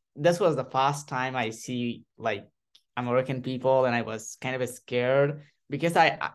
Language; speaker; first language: English; non-native, fluent; Burmese